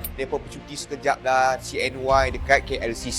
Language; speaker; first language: Malay; native; Malay